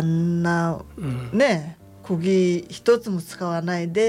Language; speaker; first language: Japanese; native; Japanese